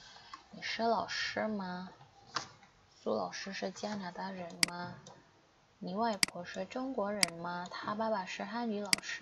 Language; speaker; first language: Chinese; non-native, fluent; Indonesian